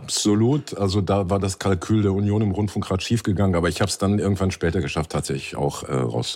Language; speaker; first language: German; native; German